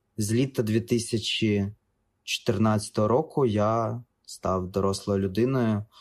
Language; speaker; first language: Ukrainian; non-native, local second language; Russian